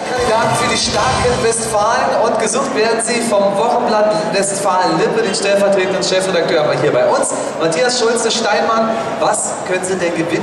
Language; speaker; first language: German; native; German